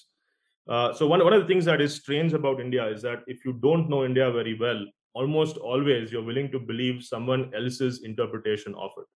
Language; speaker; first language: English; non-native, local second language; Konkani